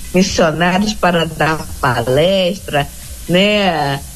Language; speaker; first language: Portuguese; native; Portuguese